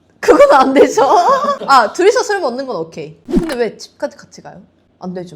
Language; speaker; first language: Korean; non-native, fluent; Japanese